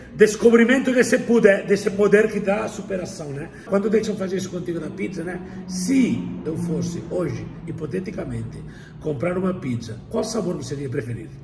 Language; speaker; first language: Portuguese; non-native, fluent; Spanish